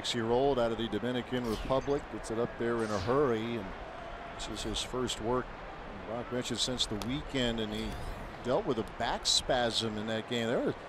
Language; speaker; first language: English; native; English